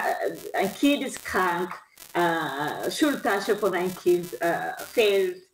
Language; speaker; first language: German; non-native, fluent; Kinyarwanda